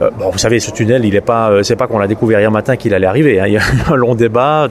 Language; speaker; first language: French; native; French